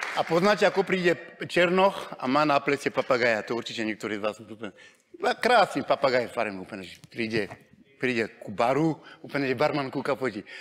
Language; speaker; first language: Slovak; non-native, fluent; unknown